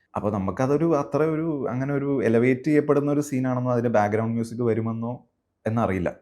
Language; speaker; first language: Malayalam; native; Malayalam